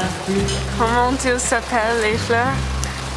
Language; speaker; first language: French; non-native, learner; English